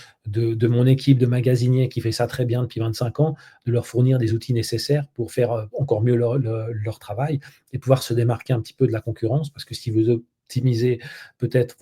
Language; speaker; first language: French; native; French